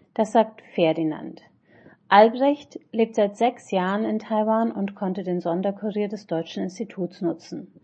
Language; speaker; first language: German; native; German